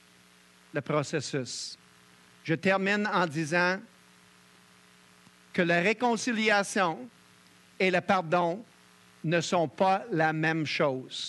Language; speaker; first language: French; native; French